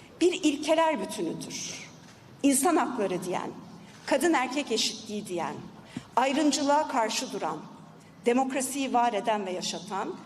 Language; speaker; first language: Turkish; native; Turkish